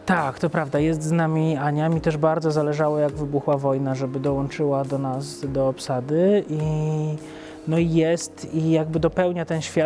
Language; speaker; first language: Polish; native; Polish